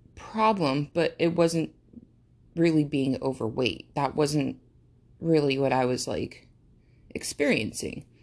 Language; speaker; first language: English; early bilingual, other home language; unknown